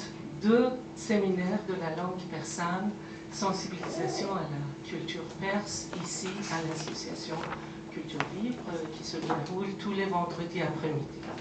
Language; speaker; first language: French; non-native, fluent; Persian